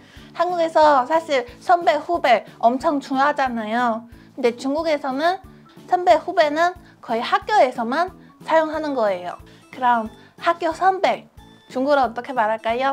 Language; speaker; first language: Korean; non-native, fluent; Chinese